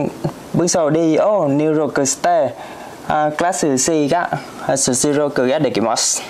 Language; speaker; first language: Japanese; non-native, learner; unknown